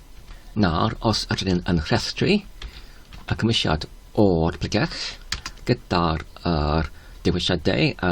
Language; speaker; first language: Welsh; non-native, learner; Polish